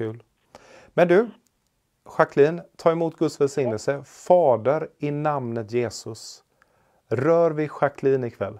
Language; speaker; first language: Swedish; native; Swedish